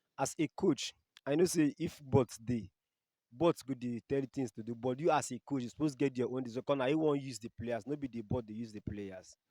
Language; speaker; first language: Nigerian Pidgin; native; Nigerian Pidgin